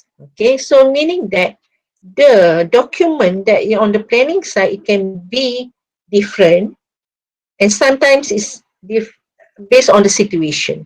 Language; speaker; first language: English; non-native, local second language; Malay